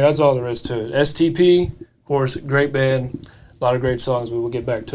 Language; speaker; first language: English; native; English